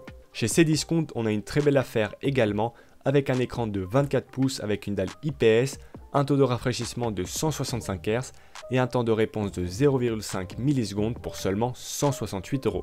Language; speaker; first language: French; native; French